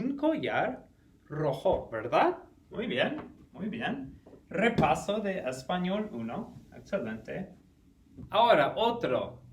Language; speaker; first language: Spanish; non-native, fluent; English